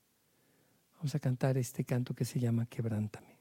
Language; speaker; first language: Spanish; native; Spanish